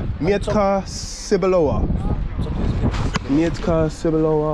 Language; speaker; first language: Polish; non-native, learner; English